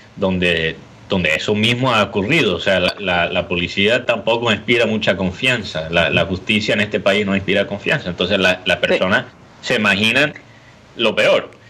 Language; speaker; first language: Spanish; native; Spanish